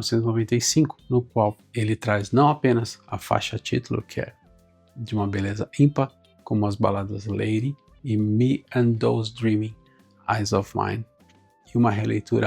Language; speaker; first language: Portuguese; native; Portuguese